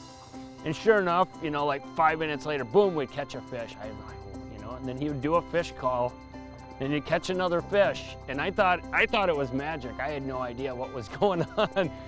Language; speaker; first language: English; native; English